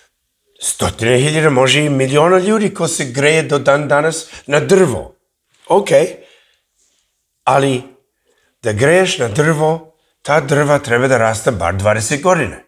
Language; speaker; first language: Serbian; early bilingual, heritage; English